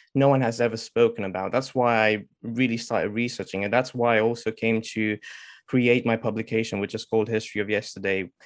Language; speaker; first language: English; non-native, fluent; Romanian